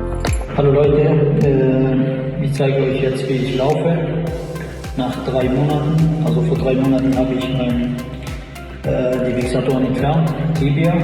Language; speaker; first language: German; non-native, fluent; Arabic